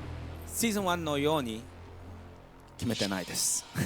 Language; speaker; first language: Japanese; non-native, fluent; Korean